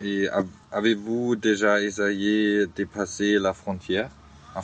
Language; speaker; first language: French; non-native, learner; German